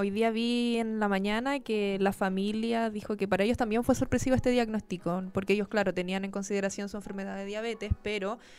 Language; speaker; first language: Spanish; native; Spanish